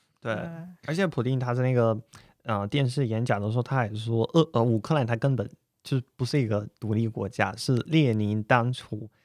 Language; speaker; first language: Chinese; non-native, fluent; Russian